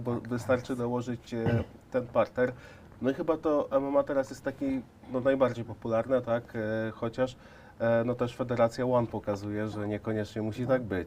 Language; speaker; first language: Polish; native; Polish